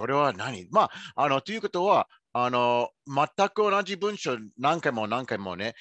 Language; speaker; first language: Japanese; non-native, fluent; English